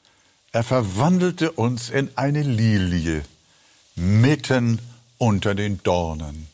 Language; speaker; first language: German; native; German